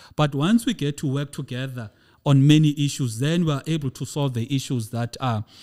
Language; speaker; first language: English; non-native, local second language; Xhosa